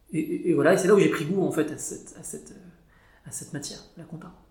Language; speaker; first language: French; native; French